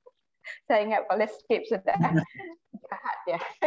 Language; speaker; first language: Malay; non-native, local second language; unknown